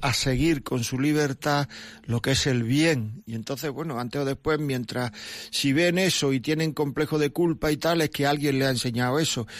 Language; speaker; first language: Spanish; native; Spanish